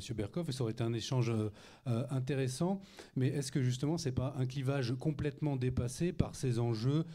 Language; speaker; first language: French; native; French